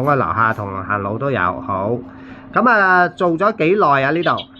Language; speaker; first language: Cantonese; native; Cantonese